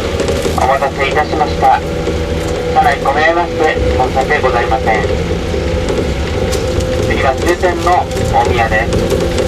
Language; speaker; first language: Japanese; native; Japanese